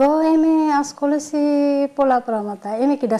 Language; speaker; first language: Greek; early bilingual, other home language; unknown